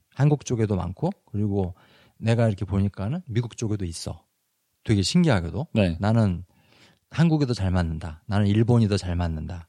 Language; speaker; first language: Korean; native; Korean